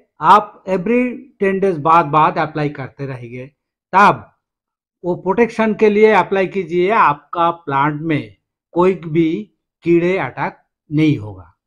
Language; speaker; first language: Hindi; non-native, local second language; Bangla